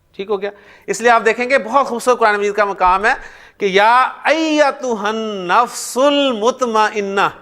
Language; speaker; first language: Urdu; native; Urdu